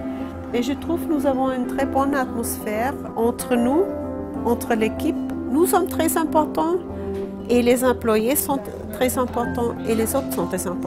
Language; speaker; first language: French; non-native, fluent; German